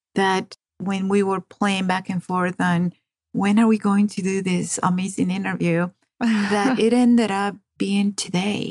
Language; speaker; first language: English; early bilingual, other home language; Spanish